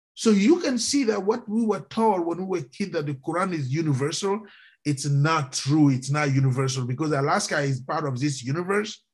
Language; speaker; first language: English; non-native, fluent; French